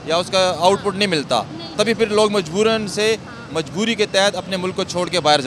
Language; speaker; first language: Urdu; native; Urdu